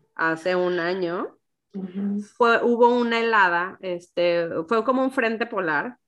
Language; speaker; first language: Spanish; native; Spanish